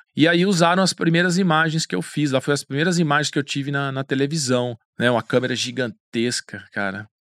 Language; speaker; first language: Portuguese; native; Portuguese